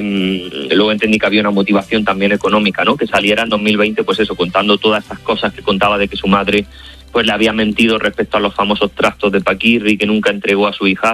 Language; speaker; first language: Spanish; native; Spanish